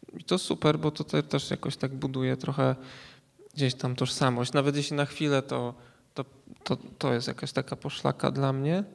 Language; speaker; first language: Polish; native; Polish